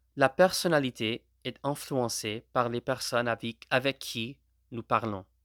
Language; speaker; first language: French; non-native, fluent; Gujarati